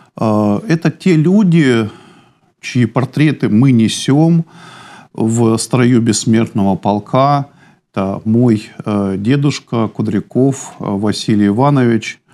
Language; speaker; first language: Russian; native; Russian